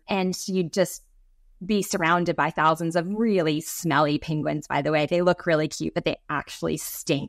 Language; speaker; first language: English; native; English